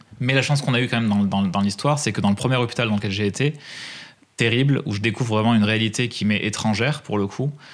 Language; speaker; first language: French; native; French